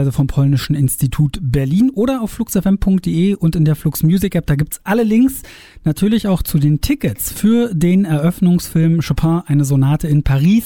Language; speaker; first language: German; native; German